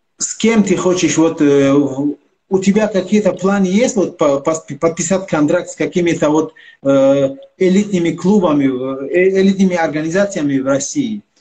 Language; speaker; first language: Russian; non-native, local second language; Tajik